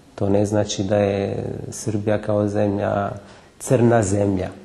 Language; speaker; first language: Croatian; non-native, fluent; Italian